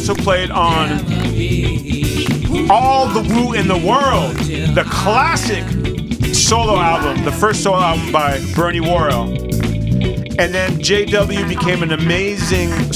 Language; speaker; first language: English; native; English